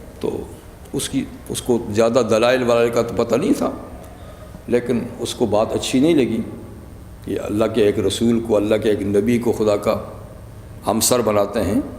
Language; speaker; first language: Urdu; native; Urdu